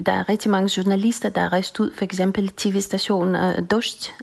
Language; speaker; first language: Danish; non-native, fluent; Russian